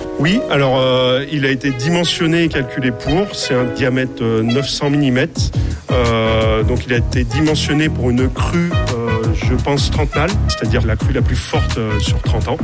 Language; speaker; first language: French; native; French